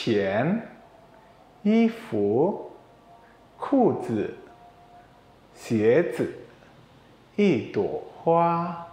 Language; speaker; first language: Chinese; non-native, fluent; Indonesian